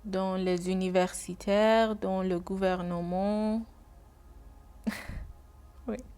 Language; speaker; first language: French; non-native, learner; Persian